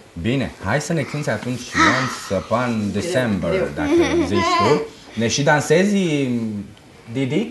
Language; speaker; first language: Romanian; native; Romanian